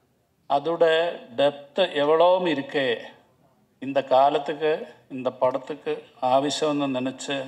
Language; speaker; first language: Tamil; non-native, learner; Malayalam